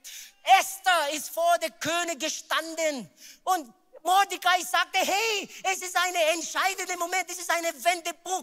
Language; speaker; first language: German; non-native, learner; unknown